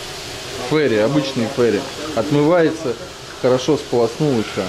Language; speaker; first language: Russian; native; Russian